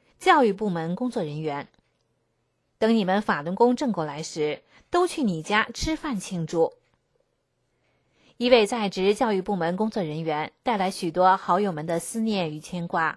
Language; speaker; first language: Chinese; native; Chinese